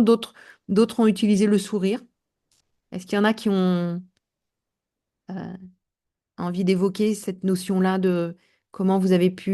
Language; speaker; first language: French; native; French